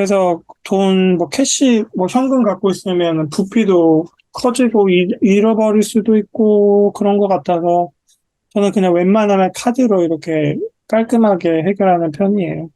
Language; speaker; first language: Korean; native; Korean